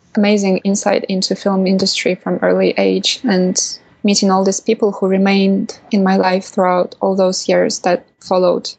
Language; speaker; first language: English; non-native, fluent; Russian